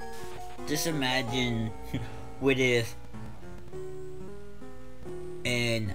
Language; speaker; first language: English; native; English